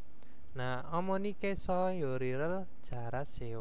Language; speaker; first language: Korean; non-native, fluent; Indonesian